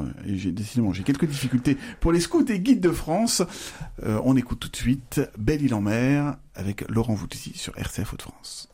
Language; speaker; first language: French; native; French